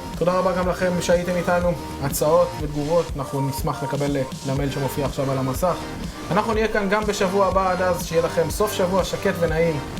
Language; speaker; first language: Hebrew; native; Hebrew